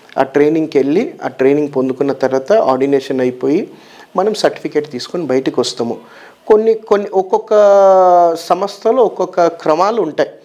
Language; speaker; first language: Telugu; native; Telugu